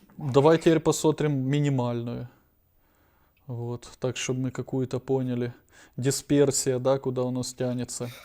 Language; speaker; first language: Russian; non-native, local second language; Ukrainian